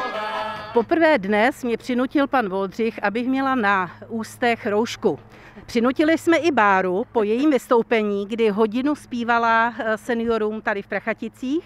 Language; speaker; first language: Czech; native; Czech